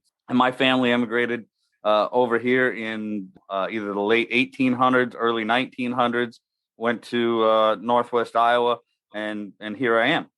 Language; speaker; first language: English; native; English